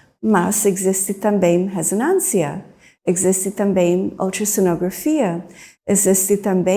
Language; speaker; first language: Portuguese; non-native, fluent; English